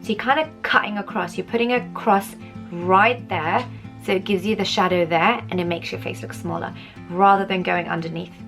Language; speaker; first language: English; native; English